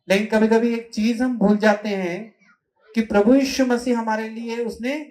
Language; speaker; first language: Hindi; non-native, local second language; Telugu